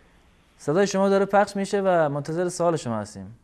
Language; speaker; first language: Persian; native; Persian